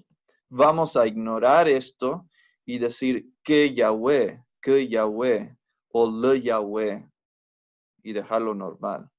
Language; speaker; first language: Spanish; non-native, fluent; English